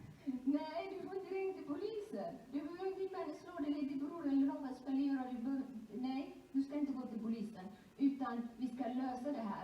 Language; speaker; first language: Swedish; non-native, fluent; Somali